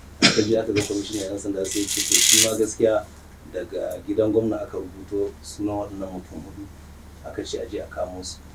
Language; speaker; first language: Hausa; non-native, local second language; Fula